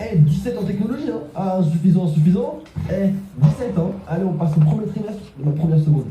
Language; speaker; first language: French; native; French